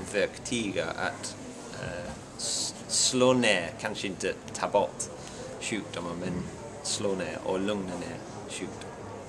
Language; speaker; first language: Swedish; non-native, learner; English